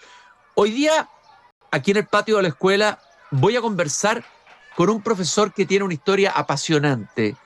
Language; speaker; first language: Spanish; native; Spanish